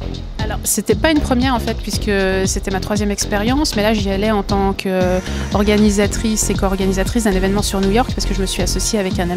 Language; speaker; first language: French; native; French